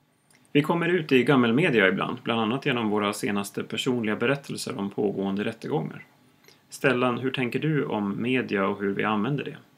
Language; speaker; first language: Swedish; native; Swedish